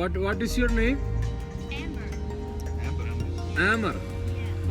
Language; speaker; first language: English; non-native, learner; Malayalam